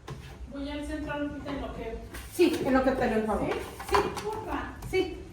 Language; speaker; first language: Spanish; native; Spanish